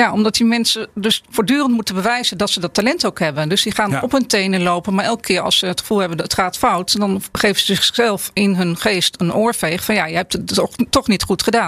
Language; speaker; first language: Dutch; native; Dutch